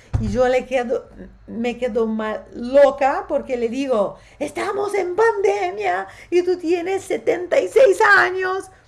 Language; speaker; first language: Spanish; non-native, fluent; Portuguese